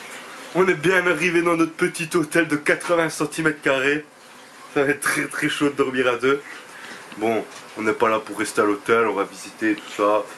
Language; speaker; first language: French; native; French